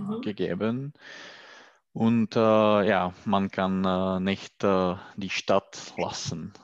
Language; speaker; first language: German; non-native, learner; Czech